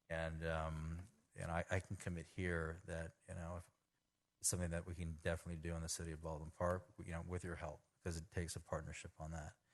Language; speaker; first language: English; native; English